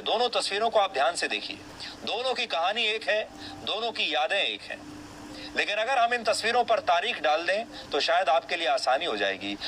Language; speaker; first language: Hindi; native; Hindi